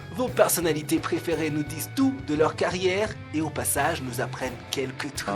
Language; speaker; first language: French; non-native, local second language; Kinyarwanda